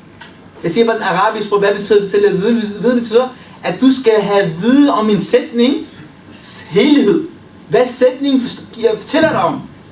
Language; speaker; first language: Danish; early bilingual, other home language; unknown